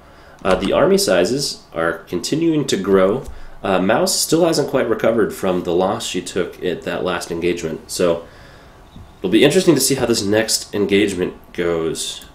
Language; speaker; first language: English; native; English